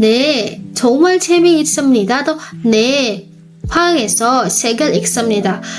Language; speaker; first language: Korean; non-native, fluent; Indonesian